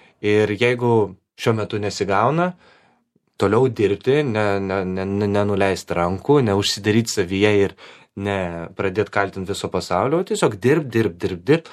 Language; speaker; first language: Lithuanian; non-native, local second language; Polish